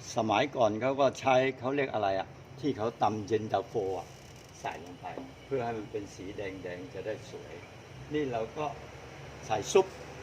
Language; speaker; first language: Thai; non-native, fluent; Chinese